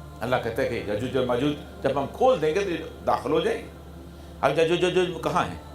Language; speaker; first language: Urdu; non-native, local second language; Punjabi